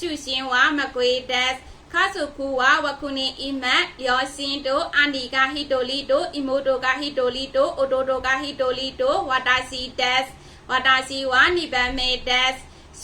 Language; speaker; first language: Japanese; non-native, learner; Burmese